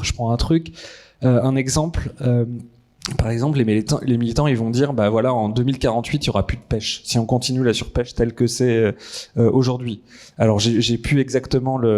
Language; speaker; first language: French; native; French